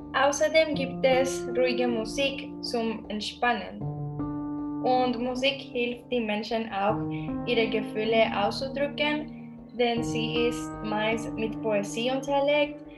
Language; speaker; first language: German; non-native, learner; Spanish